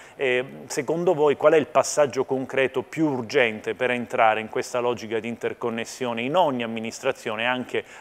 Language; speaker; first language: Italian; native; Italian